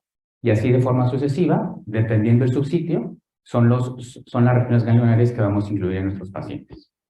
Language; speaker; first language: Spanish; native; Spanish